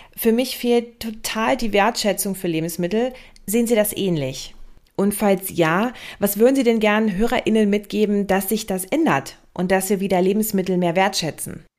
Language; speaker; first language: German; native; German